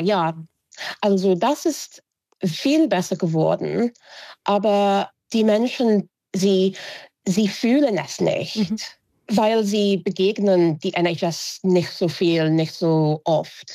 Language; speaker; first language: German; non-native, fluent; English